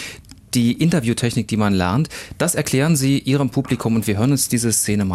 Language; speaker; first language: German; native; German